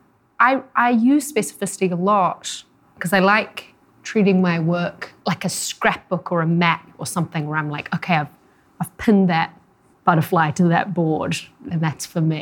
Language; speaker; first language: English; native; English